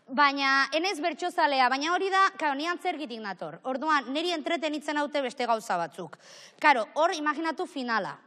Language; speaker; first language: Basque; native; Basque